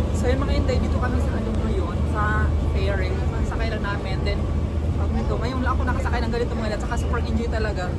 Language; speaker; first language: Filipino; non-native, local second language; Cebuano